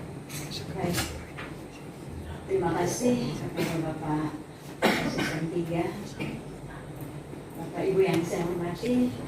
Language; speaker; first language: Indonesian; native; Indonesian